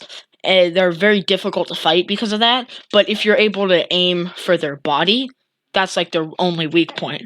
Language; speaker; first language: English; native; English